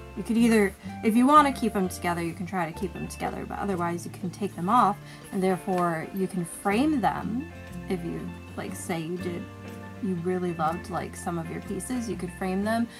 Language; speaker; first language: English; native; English